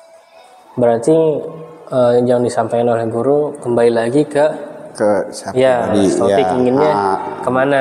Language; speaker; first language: Indonesian; native; Indonesian